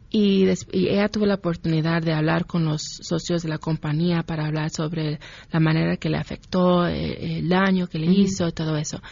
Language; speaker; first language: Spanish; early bilingual, heritage; Spanish